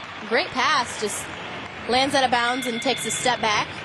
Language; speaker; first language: English; native; English